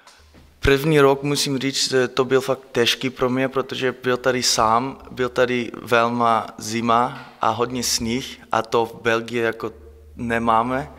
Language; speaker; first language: Czech; non-native, learner; Dutch